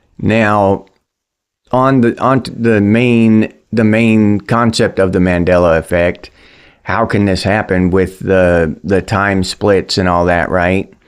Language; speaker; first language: English; native; English